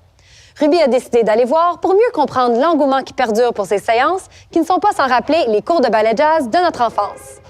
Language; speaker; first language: French; native; French